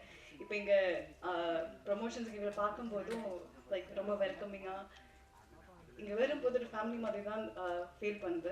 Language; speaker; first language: Tamil; non-native, learner; Malayalam